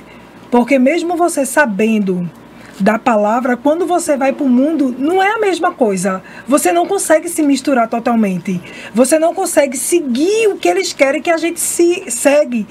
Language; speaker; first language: Portuguese; native; Portuguese